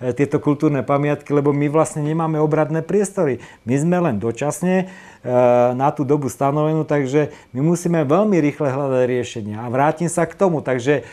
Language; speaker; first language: Slovak; native; Slovak